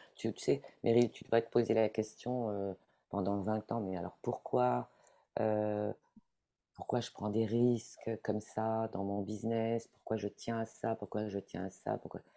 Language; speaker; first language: French; non-native, fluent; Italian